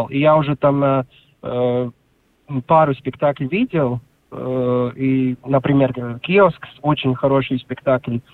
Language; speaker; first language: Russian; non-native, local second language; Latvian